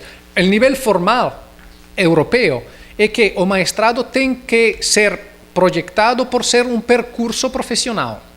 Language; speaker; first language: Portuguese; non-native, learner; Italian